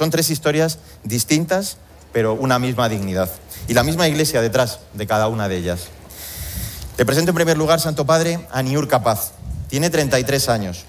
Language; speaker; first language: Spanish; native; Spanish